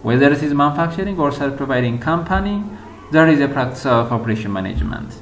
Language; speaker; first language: English; non-native, local second language; Amharic